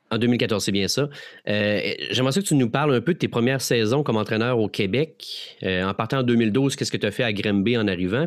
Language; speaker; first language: French; native; French